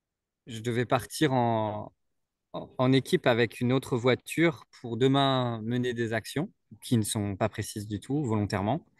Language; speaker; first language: French; native; French